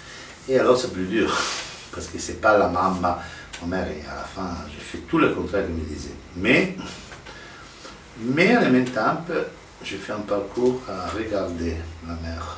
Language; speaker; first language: French; non-native, fluent; Italian